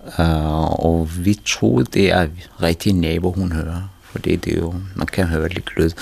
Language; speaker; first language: Danish; non-native, fluent; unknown